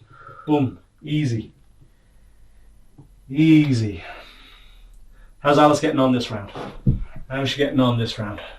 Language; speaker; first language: English; native; English